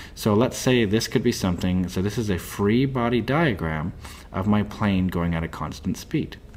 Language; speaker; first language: English; native; English